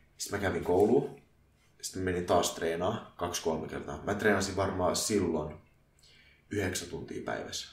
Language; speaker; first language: Finnish; early bilingual, other home language; Arabic